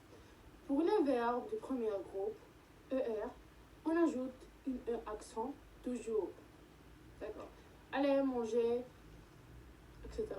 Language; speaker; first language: French; non-native, learner; Spanish